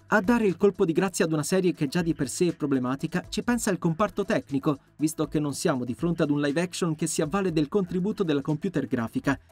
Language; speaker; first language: Italian; native; Italian